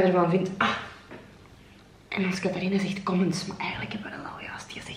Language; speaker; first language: Dutch; native; Dutch